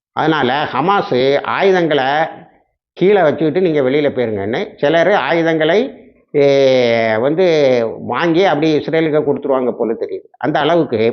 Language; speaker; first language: Tamil; native; Tamil